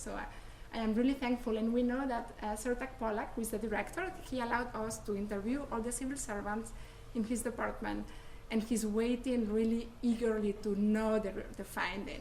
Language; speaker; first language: English; non-native, fluent; Spanish